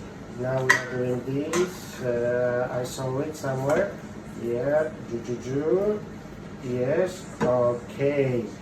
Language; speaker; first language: English; non-native, fluent; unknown